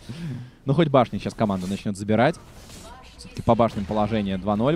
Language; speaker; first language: Russian; native; Russian